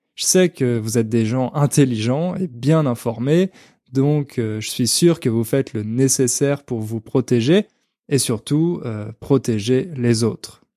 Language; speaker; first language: French; native; French